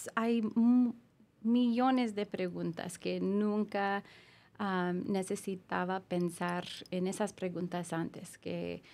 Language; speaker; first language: Spanish; non-native, learner; English